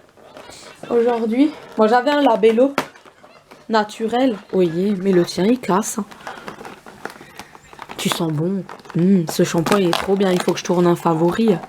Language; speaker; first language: French; native; French